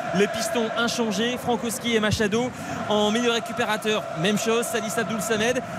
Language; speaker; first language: French; native; French